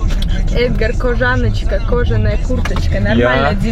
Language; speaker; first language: Latvian; non-native, local second language; Russian